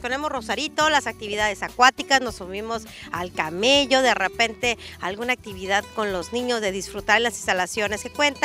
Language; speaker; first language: Spanish; native; Spanish